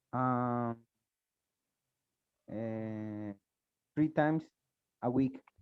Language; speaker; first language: English; non-native, learner; Spanish